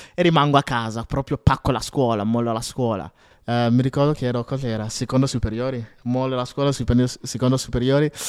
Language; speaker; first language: Italian; early bilingual, other home language; Akan